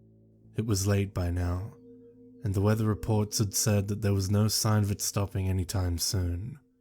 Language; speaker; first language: English; native; English